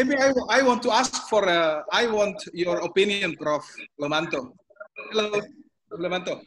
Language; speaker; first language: English; non-native, learner; Indonesian